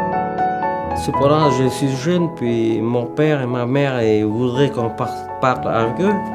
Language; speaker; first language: French; early bilingual, other home language; Vietnamese